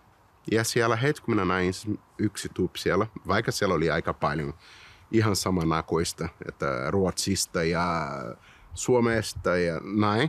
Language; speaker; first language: Finnish; non-native, fluent; Portuguese